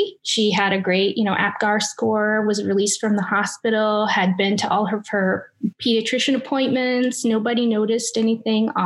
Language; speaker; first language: English; native; English